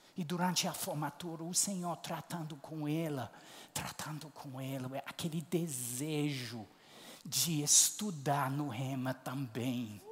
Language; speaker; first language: Portuguese; non-native, fluent; English